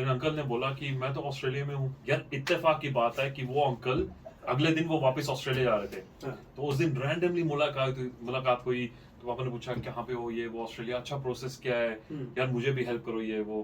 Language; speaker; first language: Hindi; native; Hindi